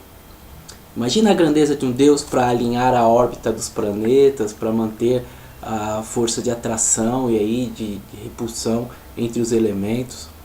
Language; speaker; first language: Portuguese; native; Portuguese